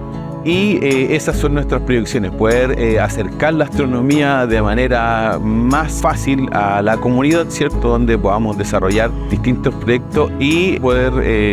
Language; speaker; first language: Spanish; native; Spanish